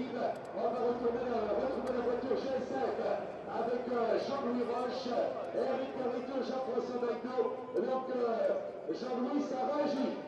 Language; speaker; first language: French; native; French